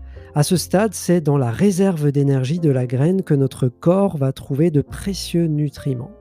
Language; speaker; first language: French; native; French